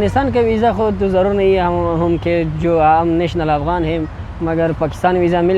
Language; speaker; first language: Hindi; non-native, learner; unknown